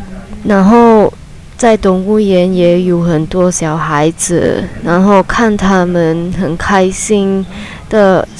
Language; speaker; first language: Chinese; non-native, learner; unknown